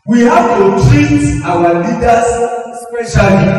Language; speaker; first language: English; non-native, local second language; Yoruba